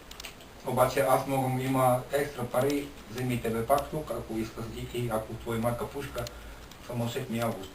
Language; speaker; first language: Bulgarian; non-native, learner; Finnish